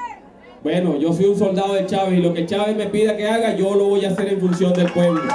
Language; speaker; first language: Spanish; native; Spanish